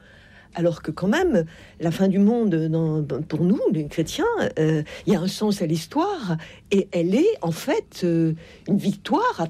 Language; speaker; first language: French; native; French